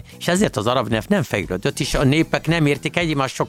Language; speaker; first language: Hungarian; non-native, learner; Arabic